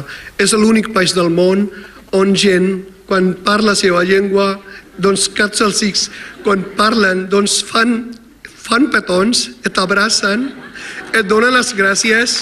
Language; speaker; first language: Catalan; non-native, fluent; Punjabi